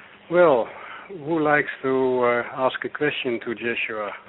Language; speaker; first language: English; non-native, fluent; Dutch